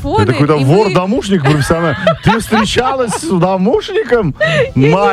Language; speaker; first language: Russian; native; Russian